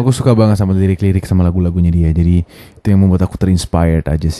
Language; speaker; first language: Indonesian; native; Indonesian